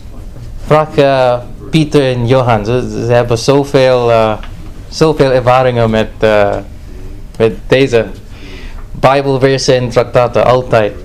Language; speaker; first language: Dutch; non-native, fluent; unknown